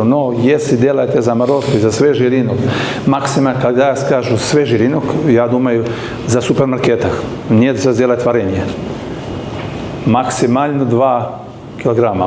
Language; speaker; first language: Russian; non-native, learner; Serbian